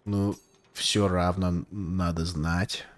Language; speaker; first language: Russian; non-native, learner; English